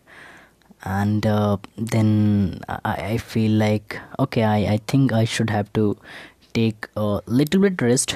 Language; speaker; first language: English; non-native, local second language; Hindi